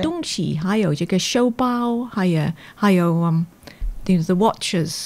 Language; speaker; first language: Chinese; non-native, learner; English